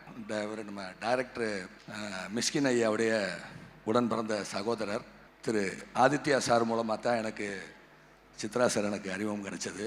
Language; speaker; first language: Tamil; native; Tamil